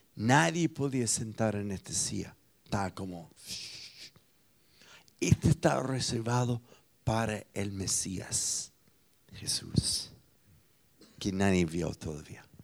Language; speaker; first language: Spanish; non-native, fluent; English